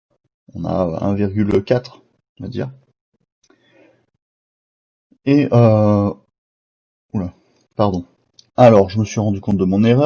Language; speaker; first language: French; native; French